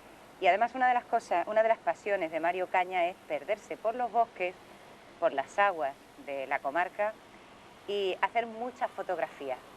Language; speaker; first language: Spanish; native; Spanish